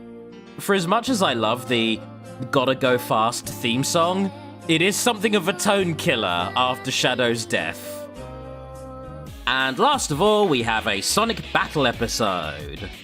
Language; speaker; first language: English; native; English